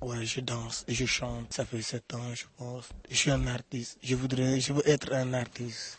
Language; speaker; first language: French; non-native, local second language; Wolof